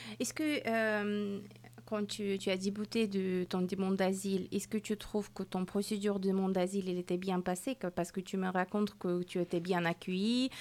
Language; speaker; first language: French; non-native, fluent; Persian